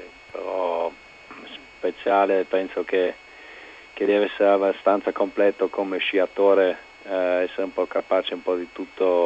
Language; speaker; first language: Italian; non-native, local second language; German